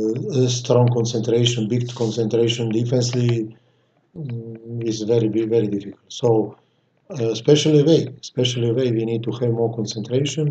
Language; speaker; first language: English; non-native, fluent; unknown